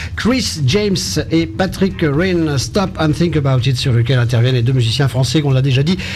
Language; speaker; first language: French; native; French